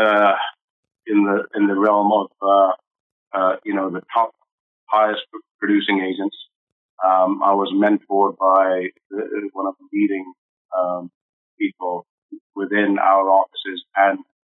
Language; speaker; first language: English; native; English